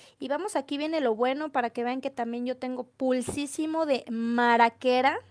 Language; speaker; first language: Spanish; native; Spanish